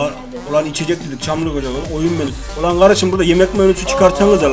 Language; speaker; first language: Turkish; native; Turkish